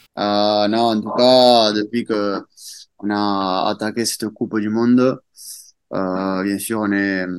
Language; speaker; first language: French; non-native, fluent; Spanish